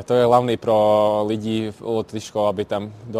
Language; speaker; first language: Czech; non-native, learner; Latvian